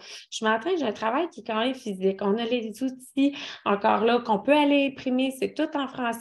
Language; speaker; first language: French; native; French